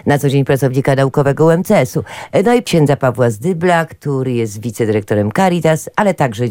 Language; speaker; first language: Polish; native; Polish